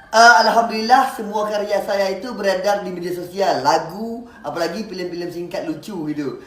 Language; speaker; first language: Indonesian; native; Indonesian